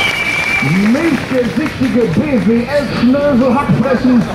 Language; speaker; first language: German; native; German